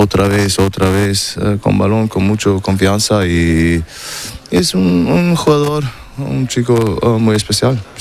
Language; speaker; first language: Spanish; non-native, learner; German